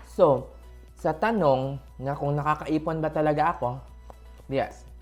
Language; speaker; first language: Filipino; native; Filipino